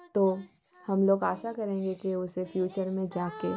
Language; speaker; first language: Hindi; non-native, local second language; Santali